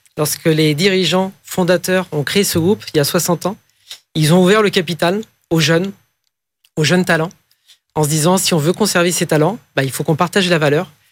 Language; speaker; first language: French; native; French